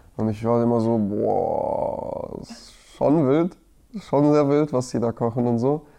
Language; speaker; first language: German; early bilingual, other home language; Russian